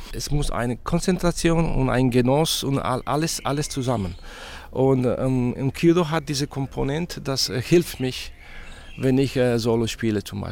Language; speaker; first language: German; non-native, fluent; Spanish